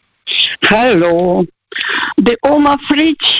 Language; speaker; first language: German; non-native, fluent; Russian